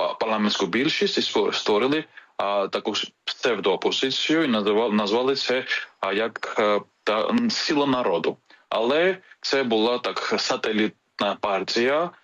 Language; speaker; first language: Ukrainian; non-native, fluent; Georgian